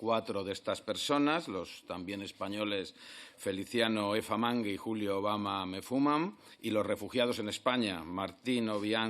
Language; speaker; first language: Spanish; native; Spanish